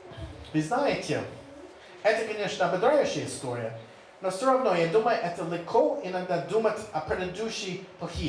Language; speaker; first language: Russian; non-native, fluent; English